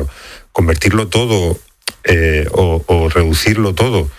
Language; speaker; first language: Spanish; native; Spanish